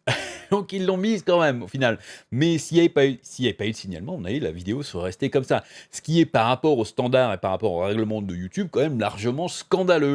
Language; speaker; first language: French; native; French